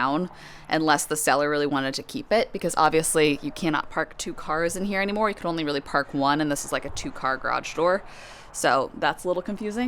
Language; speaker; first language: English; native; English